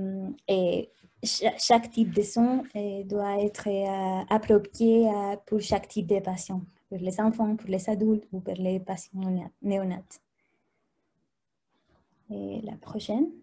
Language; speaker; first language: French; non-native, fluent; Spanish